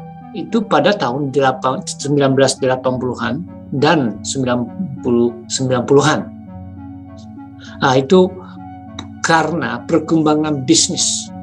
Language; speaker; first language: Indonesian; non-native, fluent; Japanese